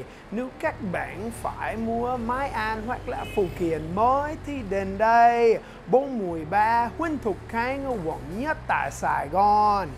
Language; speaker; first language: Vietnamese; early bilingual, heritage; English